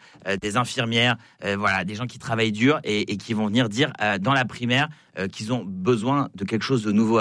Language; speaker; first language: French; native; French